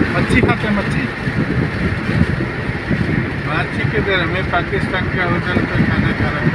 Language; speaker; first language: Hindi; non-native, learner; Nepali